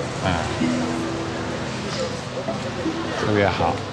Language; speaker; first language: Chinese; non-native, fluent; Dutch